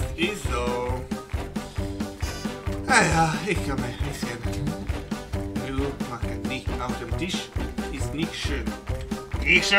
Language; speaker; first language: German; non-native, learner; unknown